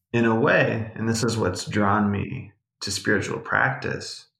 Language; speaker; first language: English; early bilingual, other home language; Portuguese